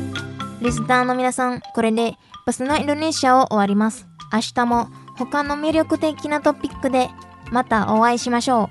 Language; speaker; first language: Japanese; non-native, fluent; Indonesian